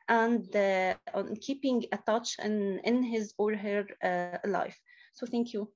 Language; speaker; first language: English; non-native, learner; Arabic